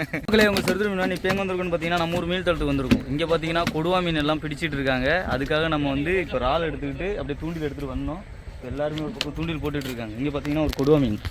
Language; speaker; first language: Tamil; native; Tamil